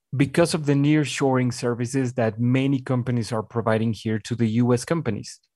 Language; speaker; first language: English; non-native, fluent; Spanish